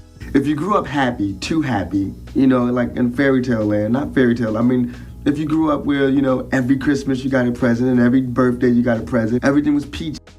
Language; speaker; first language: English; native; English